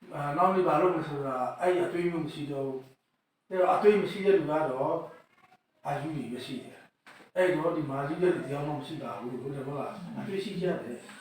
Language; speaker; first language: Burmese; non-native, local second language; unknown